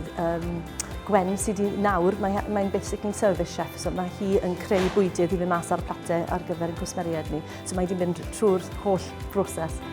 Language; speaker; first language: Welsh; native; Welsh